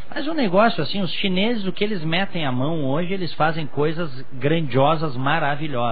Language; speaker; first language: Portuguese; native; Portuguese